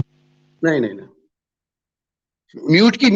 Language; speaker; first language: Hindi; non-native, fluent; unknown